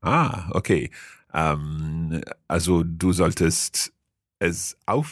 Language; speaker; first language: German; non-native, fluent; English